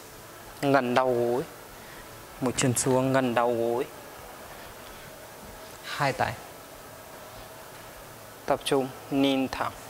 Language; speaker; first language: Vietnamese; non-native, learner; Hindi